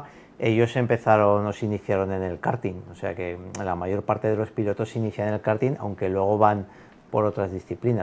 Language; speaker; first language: Spanish; native; Spanish